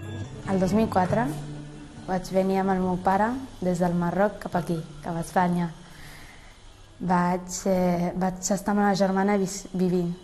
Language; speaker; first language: Catalan; early bilingual, other home language; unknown